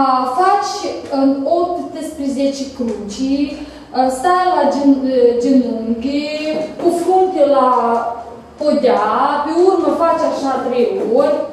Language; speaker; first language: Romanian; non-native, learner; Russian